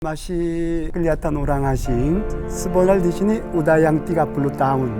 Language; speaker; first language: Indonesian; non-native, learner; Korean